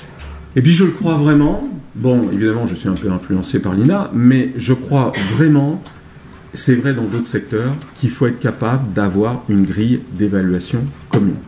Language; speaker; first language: French; native; French